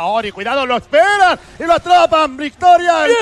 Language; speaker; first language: Spanish; native; Spanish